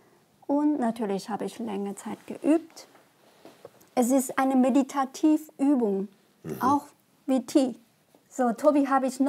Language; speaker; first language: German; non-native, learner; Chinese